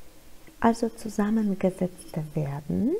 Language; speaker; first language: German; non-native, fluent; Polish